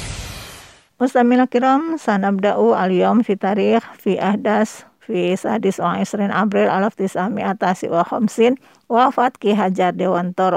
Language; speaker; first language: Arabic; non-native, fluent; Indonesian